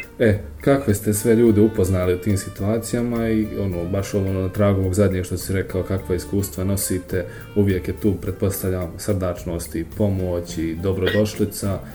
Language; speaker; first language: Serbian; native; Serbian